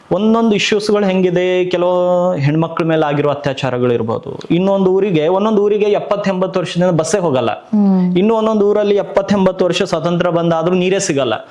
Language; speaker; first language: Kannada; native; Kannada